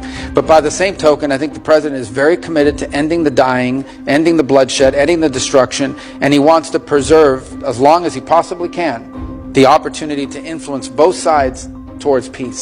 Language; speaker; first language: English; native; English